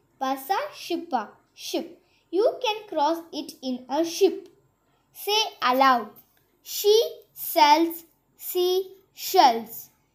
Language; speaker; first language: English; non-native, local second language; Tamil